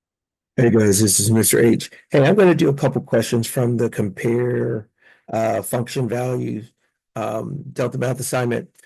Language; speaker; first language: English; native; English